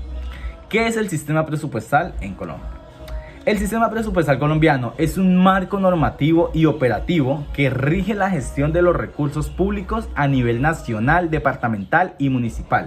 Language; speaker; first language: Spanish; native; Spanish